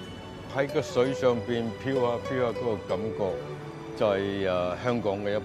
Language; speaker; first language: Chinese; native; Chinese